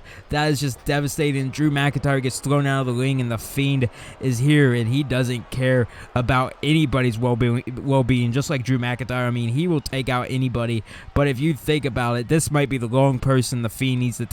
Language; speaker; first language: English; native; English